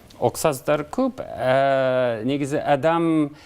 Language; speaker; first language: Kazakh; non-native, learner; English